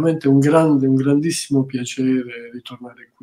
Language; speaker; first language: Italian; native; Italian